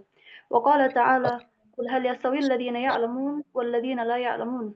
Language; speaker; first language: Arabic; non-native, learner; Indonesian